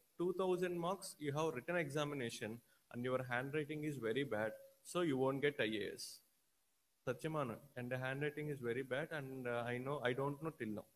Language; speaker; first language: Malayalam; non-native, learner; Telugu